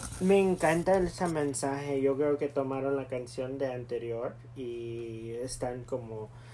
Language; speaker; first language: Spanish; early bilingual, heritage; Spanish